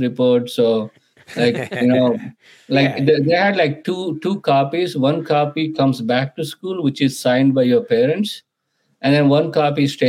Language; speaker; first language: English; non-native, local second language; Telugu